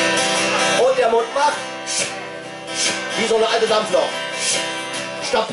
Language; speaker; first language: German; native; German